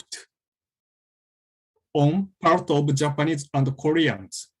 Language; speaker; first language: English; non-native, fluent; Japanese